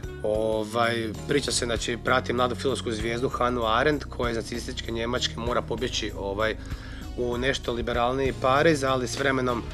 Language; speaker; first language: Croatian; native; Croatian